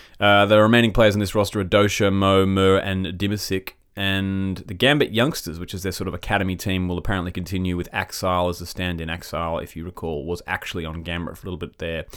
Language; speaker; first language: English; native; English